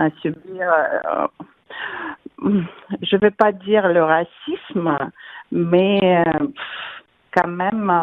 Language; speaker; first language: French; non-native, fluent; Russian